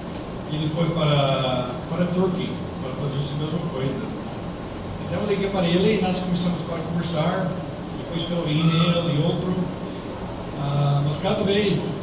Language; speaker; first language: Portuguese; non-native, fluent; English